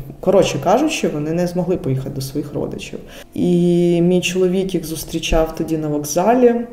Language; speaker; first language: Ukrainian; non-native, local second language; Russian